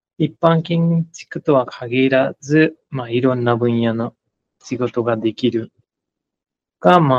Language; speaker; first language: Japanese; non-native, fluent; Nepali